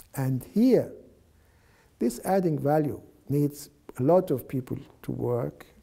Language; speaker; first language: English; non-native, fluent; Arabic